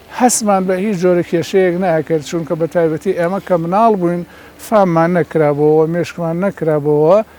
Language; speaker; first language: Central Kurdish; non-native, local second language; Gurani